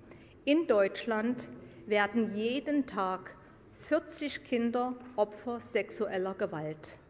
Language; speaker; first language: German; native; German